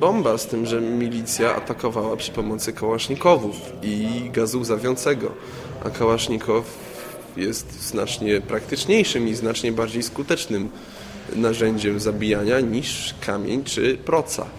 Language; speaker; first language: Polish; native; Polish